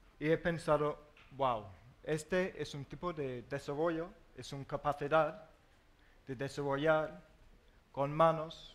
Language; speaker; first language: Spanish; non-native, learner; English